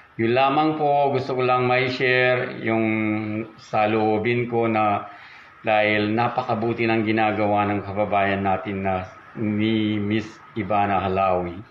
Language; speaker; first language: Filipino; native; Filipino